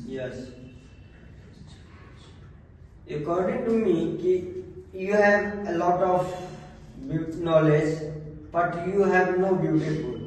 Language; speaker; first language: English; non-native, learner; Hindi